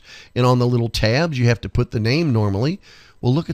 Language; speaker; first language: English; native; English